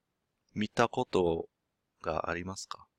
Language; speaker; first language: Japanese; non-native, learner; English